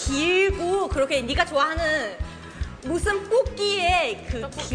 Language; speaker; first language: Korean; non-native, fluent; Chinese